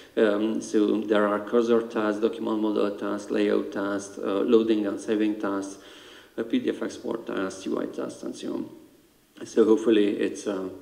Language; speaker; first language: English; non-native, fluent; Hungarian